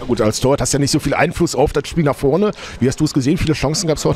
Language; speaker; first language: German; native; German